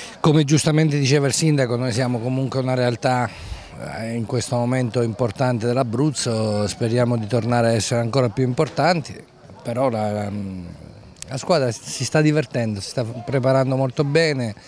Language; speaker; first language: Italian; native; Italian